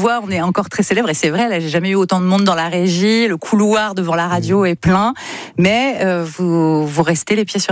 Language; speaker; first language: French; native; French